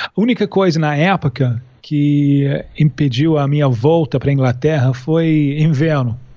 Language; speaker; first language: Portuguese; non-native, fluent; English